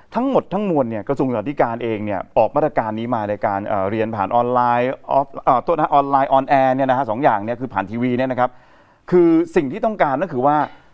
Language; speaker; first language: Thai; native; Thai